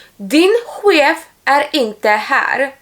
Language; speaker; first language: Swedish; non-native, fluent; Polish